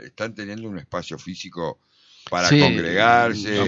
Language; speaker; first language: Spanish; native; Spanish